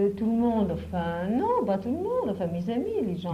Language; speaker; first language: French; native; French